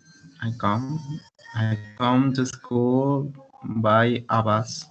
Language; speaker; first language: English; non-native, learner; Spanish